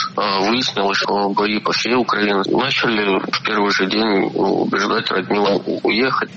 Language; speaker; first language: Russian; native; Russian